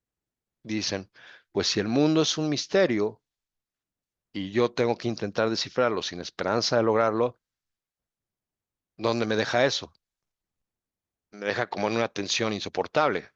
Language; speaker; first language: Spanish; native; Spanish